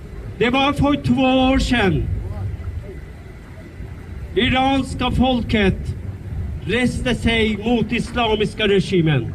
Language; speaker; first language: Swedish; non-native, fluent; Persian